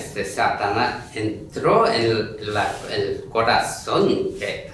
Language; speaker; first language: Spanish; non-native, learner; Korean